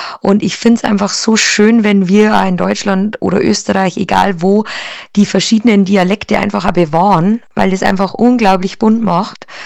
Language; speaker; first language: German; native; German